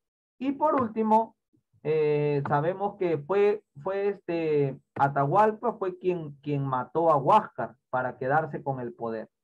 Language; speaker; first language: Spanish; native; Spanish